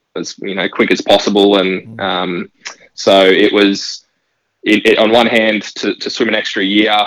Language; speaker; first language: English; native; English